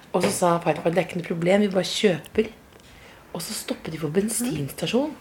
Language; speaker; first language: Norwegian; native; Norwegian